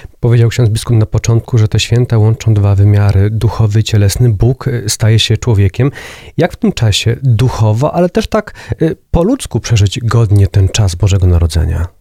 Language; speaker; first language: Polish; native; Polish